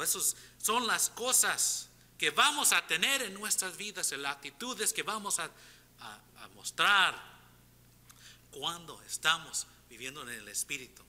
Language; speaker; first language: Spanish; non-native, fluent; English